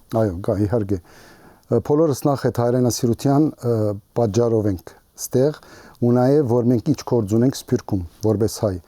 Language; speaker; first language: Armenian; early bilingual, heritage; Armenian